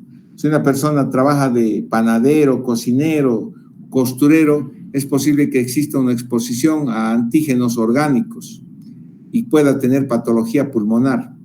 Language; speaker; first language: Spanish; native; Spanish